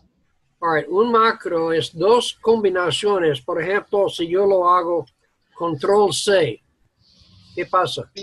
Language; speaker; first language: Spanish; non-native, learner; English